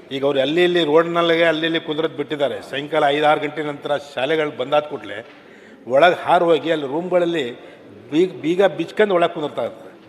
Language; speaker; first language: Kannada; non-native, local second language; Urdu